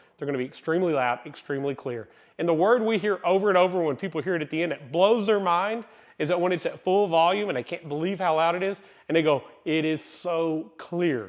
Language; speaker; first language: English; native; English